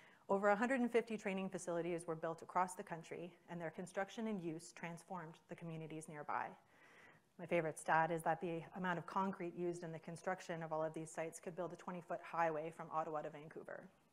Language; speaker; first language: English; native; English